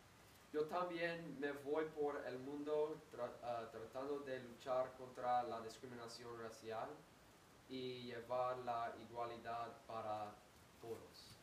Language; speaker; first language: Spanish; non-native, learner; English